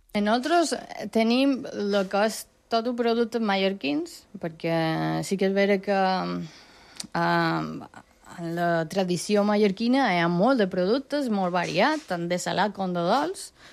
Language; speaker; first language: Catalan; non-native, local second language; Spanish